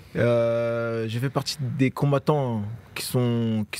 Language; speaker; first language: French; native; French